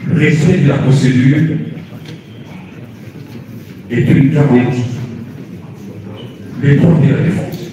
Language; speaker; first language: French; non-native, local second language; Lingala